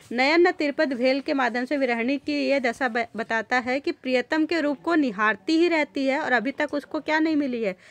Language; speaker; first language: Hindi; native; Hindi